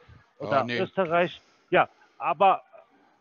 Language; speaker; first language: German; non-native, fluent; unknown